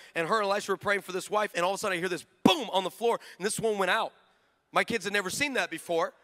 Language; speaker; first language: English; native; English